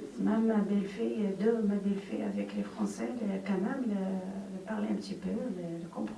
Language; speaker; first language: French; non-native, learner; Arabic